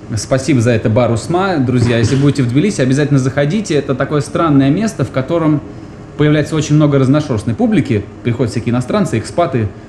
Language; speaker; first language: Russian; native; Russian